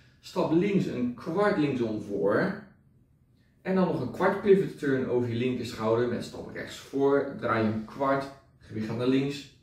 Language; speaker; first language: Dutch; native; Dutch